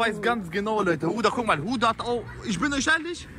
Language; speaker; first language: German; early bilingual, other home language; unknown